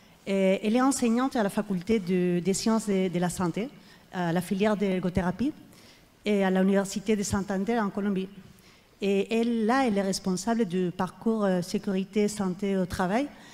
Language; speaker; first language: French; non-native, fluent; Spanish